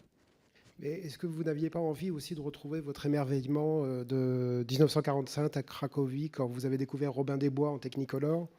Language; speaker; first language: French; native; French